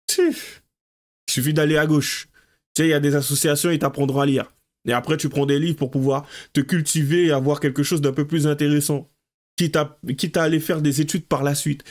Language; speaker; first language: French; native; French